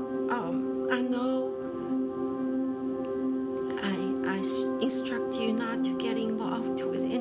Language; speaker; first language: English; non-native, fluent; Chinese